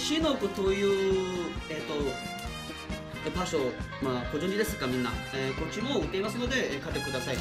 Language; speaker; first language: Japanese; non-native, learner; Korean